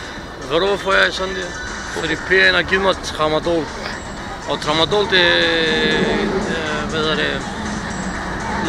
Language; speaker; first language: Danish; non-native, fluent; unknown